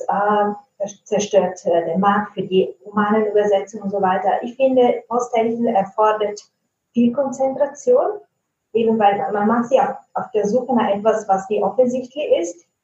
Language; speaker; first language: German; non-native, fluent; Italian